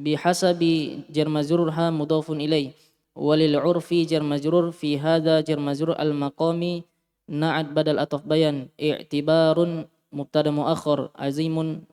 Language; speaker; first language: Arabic; non-native, learner; Indonesian